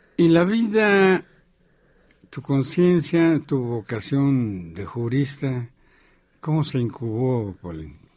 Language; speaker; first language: Spanish; native; Spanish